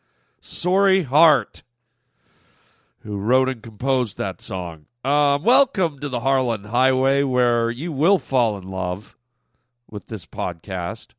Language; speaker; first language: English; native; English